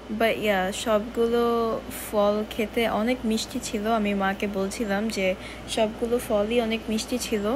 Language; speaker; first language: Bangla; early bilingual, heritage; Bangla